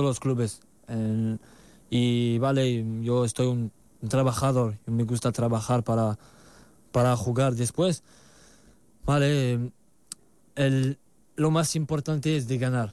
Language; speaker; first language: Spanish; non-native, learner; French